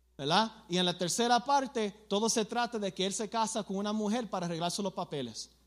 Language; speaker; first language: Spanish; early bilingual, other home language; English